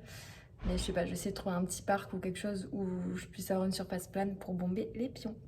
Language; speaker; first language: French; native; French